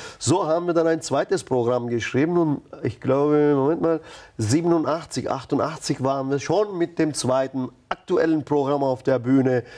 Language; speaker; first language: German; non-native, fluent; Turkish